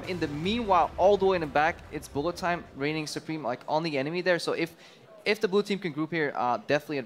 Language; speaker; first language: English; native; English